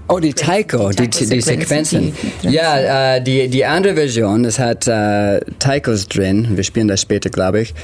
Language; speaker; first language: German; non-native, learner; English